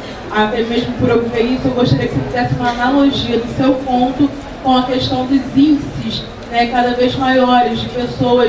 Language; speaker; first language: Portuguese; native; Portuguese